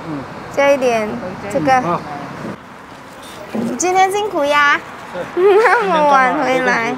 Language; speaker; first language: Chinese; non-native, fluent; Indonesian